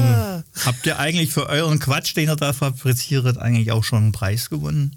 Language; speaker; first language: German; native; German